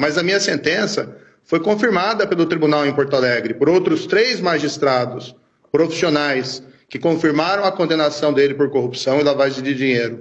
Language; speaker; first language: Portuguese; native; Portuguese